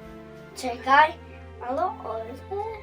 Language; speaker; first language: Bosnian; early bilingual, heritage; Serbian